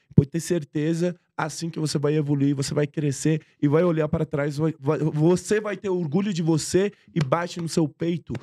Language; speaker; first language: Portuguese; non-native, fluent; Persian